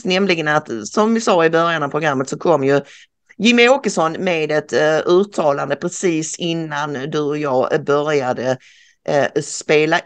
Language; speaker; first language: Swedish; native; Swedish